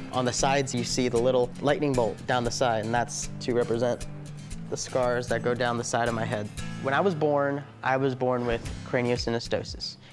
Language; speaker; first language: English; native; English